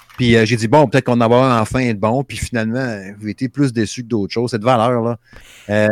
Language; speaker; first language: French; native; French